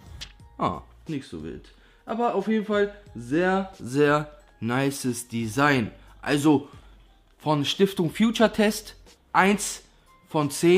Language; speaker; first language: German; native; German